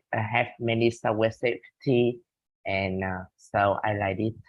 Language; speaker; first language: English; non-native, learner; Vietnamese